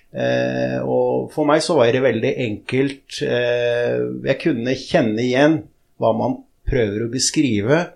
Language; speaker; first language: Norwegian; early bilingual, other home language; Arabic